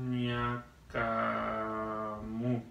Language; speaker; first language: Indonesian; non-native, learner; Spanish